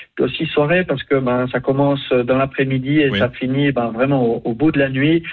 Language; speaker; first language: French; native; French